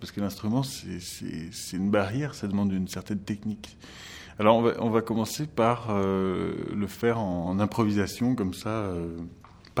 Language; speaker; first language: French; native; French